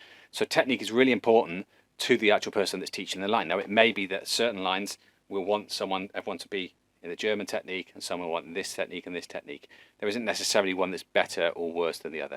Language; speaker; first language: English; native; English